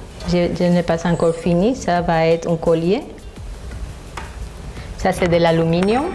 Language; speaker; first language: French; non-native, fluent; Spanish